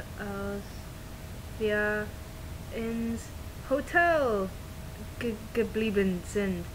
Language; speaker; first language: German; non-native, learner; English